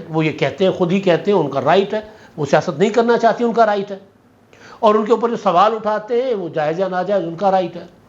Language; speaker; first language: Urdu; non-native, local second language; Sindhi